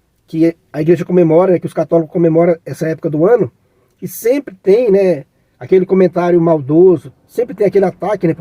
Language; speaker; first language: Portuguese; native; Portuguese